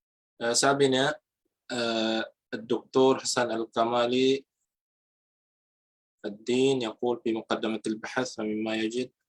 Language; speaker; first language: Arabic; non-native, fluent; Filipino